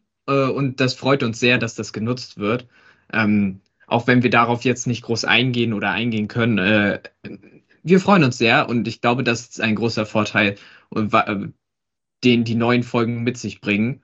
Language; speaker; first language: German; native; German